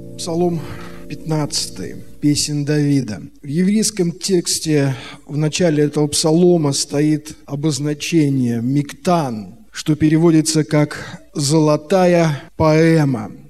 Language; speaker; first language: Russian; native; Russian